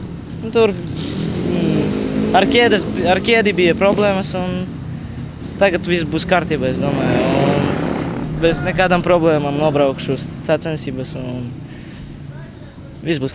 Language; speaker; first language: Latvian; non-native, local second language; Russian